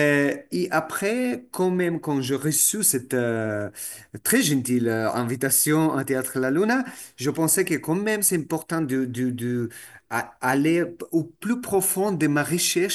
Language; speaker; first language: French; non-native, fluent; Russian